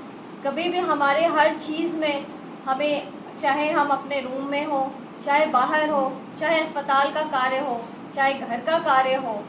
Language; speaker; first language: Hindi; native; Hindi